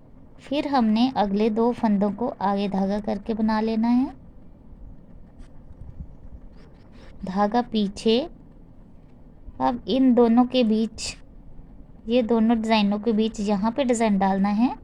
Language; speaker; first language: Hindi; non-native, local second language; Punjabi